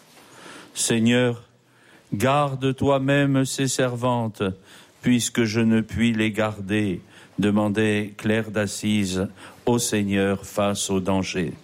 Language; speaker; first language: French; native; French